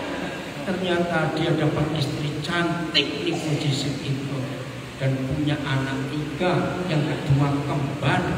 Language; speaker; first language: Indonesian; native; Indonesian